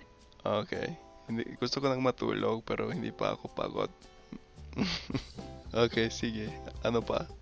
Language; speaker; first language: Filipino; non-native, fluent; English